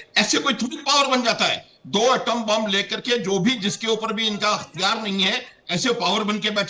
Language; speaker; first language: Hindi; native; Hindi